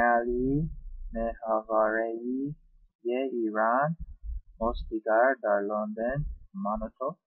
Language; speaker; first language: Persian; non-native, learner; English